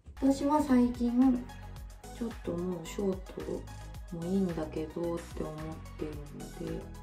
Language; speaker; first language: Japanese; native; Japanese